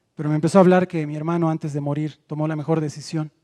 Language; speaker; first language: Spanish; native; Spanish